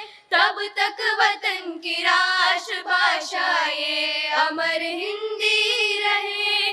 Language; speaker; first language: Hindi; non-native, local second language; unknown